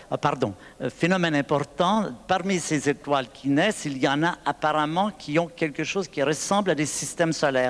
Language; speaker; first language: French; native; French